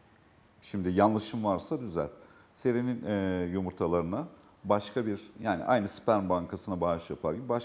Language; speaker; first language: Turkish; native; Turkish